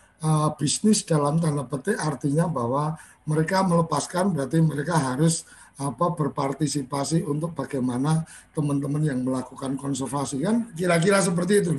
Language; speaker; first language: Malay; native; Malay